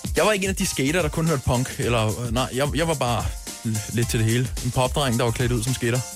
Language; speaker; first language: Danish; native; Danish